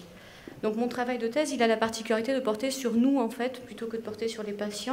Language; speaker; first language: French; native; French